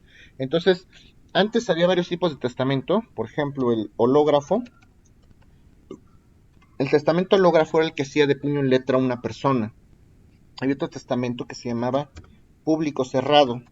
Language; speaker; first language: Spanish; native; Spanish